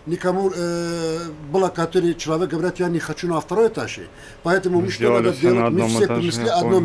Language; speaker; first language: Russian; non-native, learner; Turkish